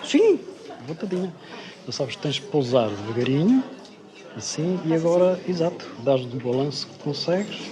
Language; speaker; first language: Portuguese; native; Portuguese